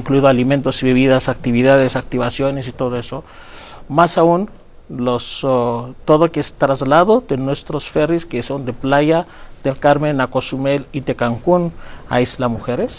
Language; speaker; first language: Spanish; non-native, fluent; Greek